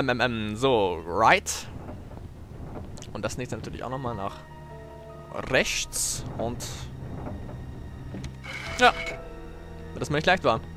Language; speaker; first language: German; native; German